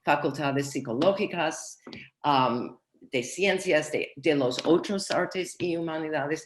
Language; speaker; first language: Spanish; non-native, learner; English